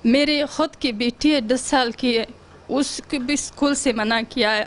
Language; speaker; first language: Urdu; non-native, learner; Pashto